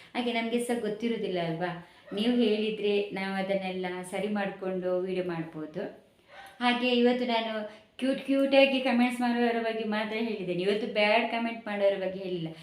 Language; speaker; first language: Kannada; native; Kannada